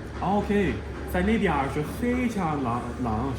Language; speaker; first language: Chinese; non-native, learner; English